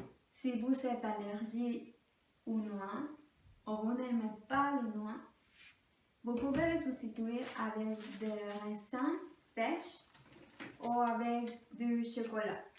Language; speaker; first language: French; non-native, learner; Spanish